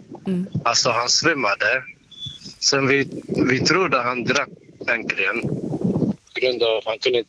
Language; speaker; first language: Swedish; non-native, learner; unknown